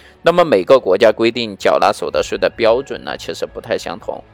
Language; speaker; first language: Chinese; native; Chinese